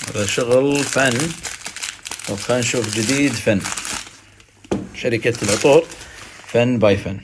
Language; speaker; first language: Arabic; native; Arabic